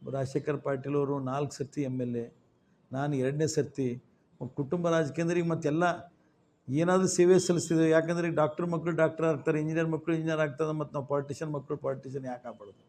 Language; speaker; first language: Kannada; native; Kannada